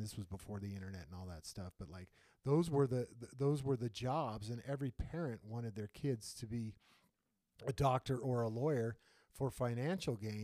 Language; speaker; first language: English; native; English